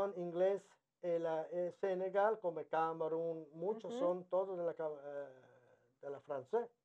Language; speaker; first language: Spanish; non-native, learner; Italian